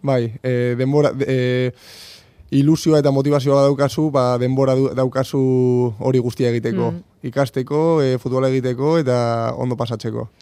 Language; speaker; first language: Basque; non-native, local second language; Spanish